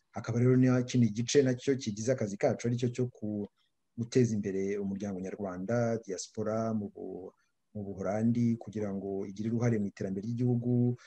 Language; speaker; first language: Kinyarwanda; native; Kinyarwanda